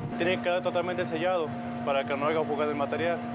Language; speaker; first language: Spanish; native; Spanish